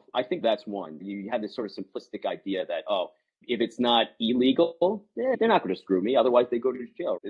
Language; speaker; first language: English; native; English